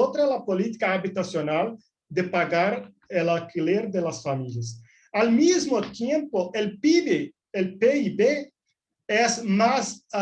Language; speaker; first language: Spanish; non-native, fluent; Portuguese